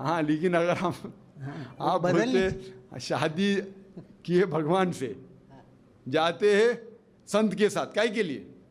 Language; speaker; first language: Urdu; non-native, fluent; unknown